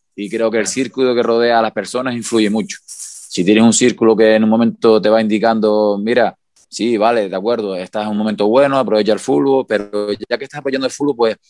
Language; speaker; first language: Spanish; native; Spanish